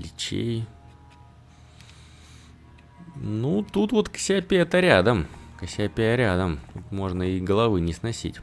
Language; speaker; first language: Russian; native; Russian